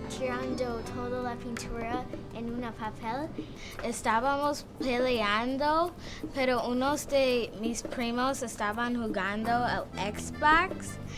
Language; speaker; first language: Spanish; non-native, learner; English